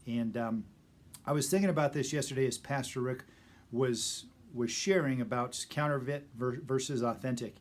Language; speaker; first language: English; native; English